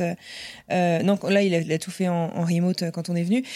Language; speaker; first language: French; native; French